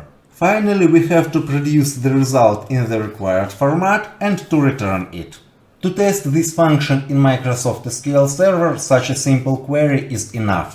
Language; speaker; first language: English; non-native, fluent; Russian